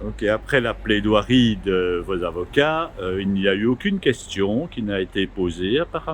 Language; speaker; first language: French; native; French